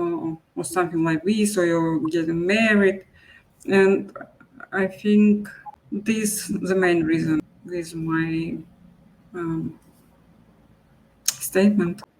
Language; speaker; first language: English; non-native, local second language; Russian